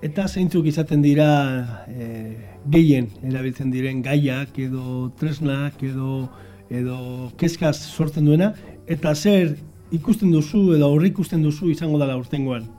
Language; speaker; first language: Basque; native; Basque